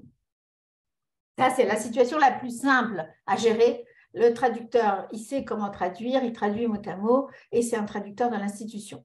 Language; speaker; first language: French; early bilingual, other home language; Spanish